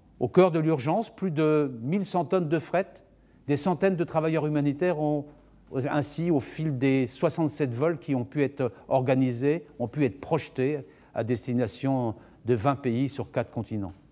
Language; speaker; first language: French; native; French